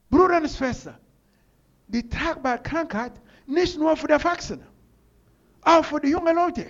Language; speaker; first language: German; non-native, learner; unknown